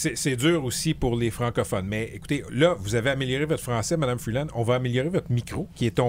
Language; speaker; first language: French; native; French